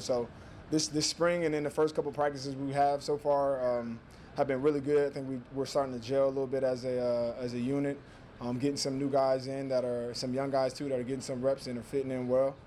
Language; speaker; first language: English; native; English